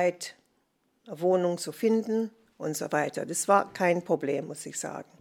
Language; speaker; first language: German; non-native, fluent; English